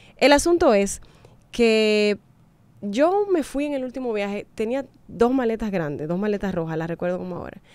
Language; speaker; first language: Spanish; native; Spanish